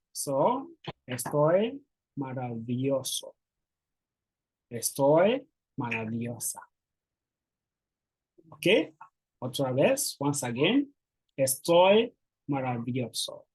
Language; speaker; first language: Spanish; non-native, learner; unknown